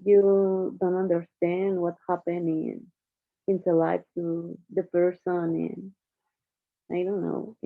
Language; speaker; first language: English; non-native, learner; Spanish